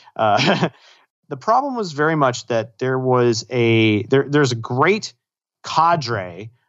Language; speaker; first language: English; native; English